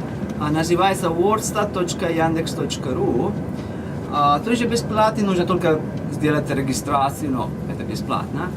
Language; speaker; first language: Russian; non-native, learner; Italian